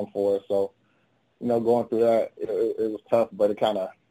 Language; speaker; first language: English; native; English